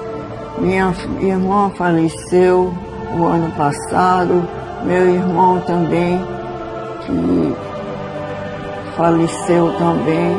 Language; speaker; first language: Portuguese; early bilingual, other home language; Swedish